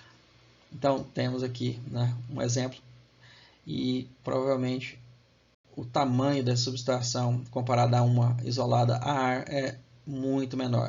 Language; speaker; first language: Portuguese; native; Portuguese